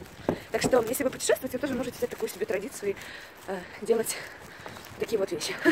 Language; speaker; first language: Russian; native; Russian